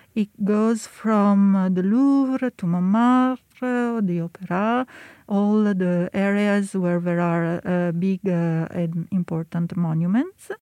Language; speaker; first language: English; non-native, fluent; Italian